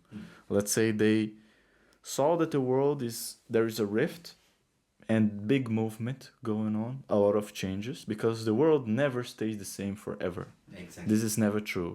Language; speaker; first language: English; non-native, fluent; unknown